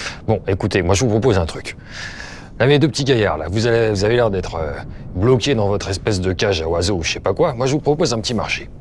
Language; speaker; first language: French; native; French